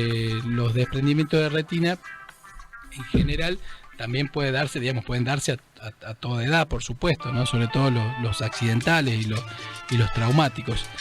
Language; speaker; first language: Spanish; native; Spanish